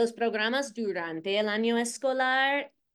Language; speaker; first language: Spanish; non-native, fluent; English